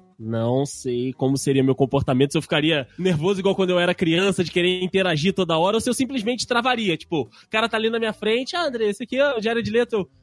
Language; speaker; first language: Portuguese; native; Portuguese